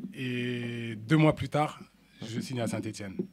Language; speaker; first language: French; native; French